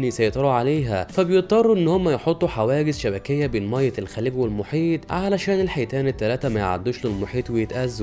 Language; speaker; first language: Arabic; native; Arabic